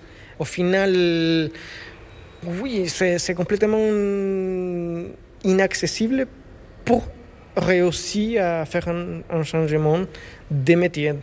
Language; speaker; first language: French; non-native, fluent; Spanish